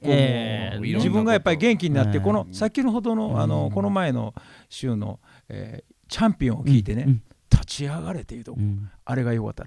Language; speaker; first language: Japanese; native; Japanese